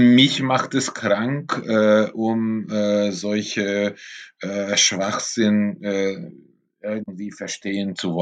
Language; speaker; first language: German; non-native, fluent; Hungarian